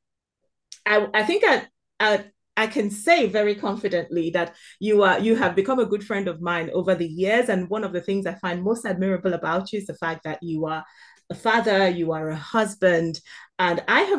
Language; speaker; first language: English; non-native, local second language; Igbo